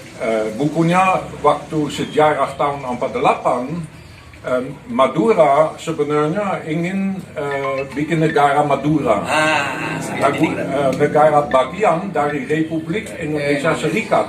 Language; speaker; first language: Indonesian; non-native, fluent; Dutch